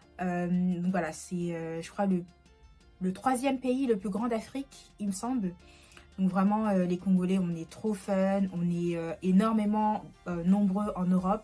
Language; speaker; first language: French; early bilingual, other home language; Lingala